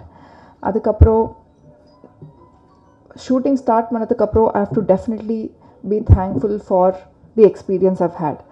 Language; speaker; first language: Tamil; non-native, learner; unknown